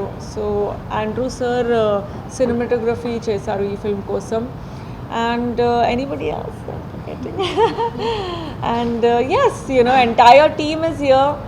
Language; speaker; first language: Telugu; non-native, fluent; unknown